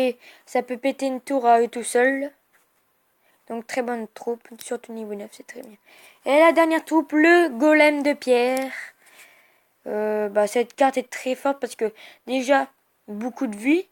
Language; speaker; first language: French; native; French